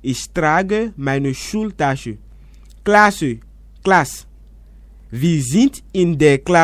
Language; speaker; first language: German; non-native, fluent; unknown